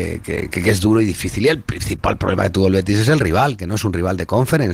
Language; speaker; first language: Spanish; native; Spanish